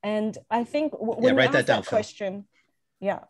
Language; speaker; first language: English; native; English